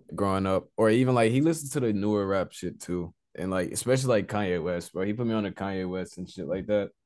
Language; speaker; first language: English; native; English